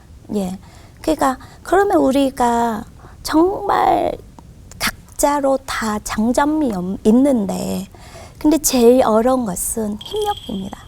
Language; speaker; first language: Korean; non-native, fluent; Vietnamese